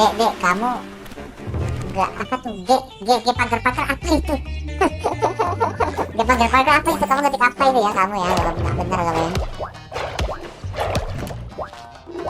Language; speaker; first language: Indonesian; native; Indonesian